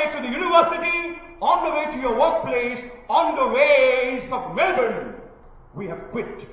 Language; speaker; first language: English; non-native, local second language; Malayalam